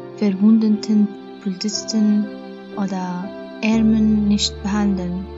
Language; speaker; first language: German; non-native, fluent; Persian